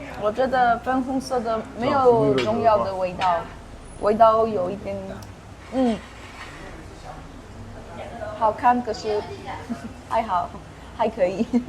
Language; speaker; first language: Chinese; non-native, learner; French